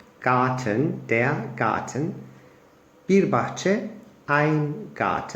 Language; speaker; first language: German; non-native, fluent; Turkish